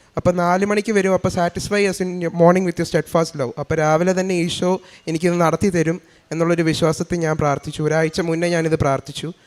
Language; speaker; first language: Malayalam; early bilingual, heritage; Malayalam